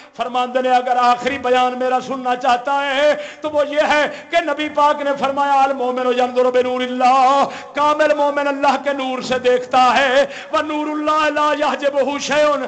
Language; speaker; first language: Urdu; non-native, local second language; Punjabi